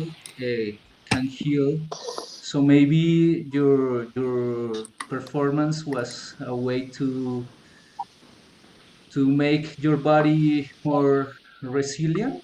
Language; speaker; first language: English; non-native, learner; Spanish